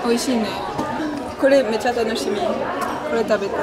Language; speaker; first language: Japanese; non-native, fluent; French